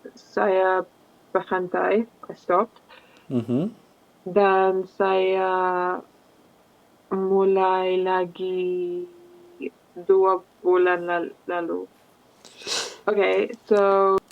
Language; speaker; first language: Indonesian; non-native, learner; English